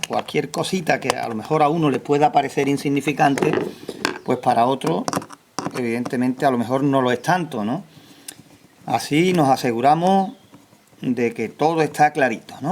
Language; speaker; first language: Spanish; native; Spanish